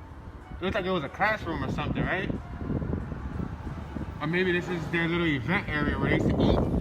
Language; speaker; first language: English; native; English